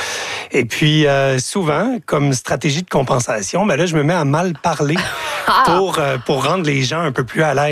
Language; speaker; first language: French; native; French